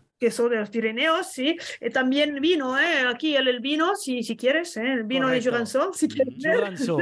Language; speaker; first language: Spanish; non-native, learner; French